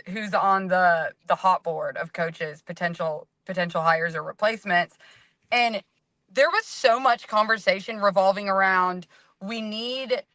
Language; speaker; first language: English; native; English